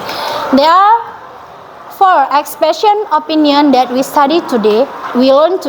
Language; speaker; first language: English; non-native, learner; Indonesian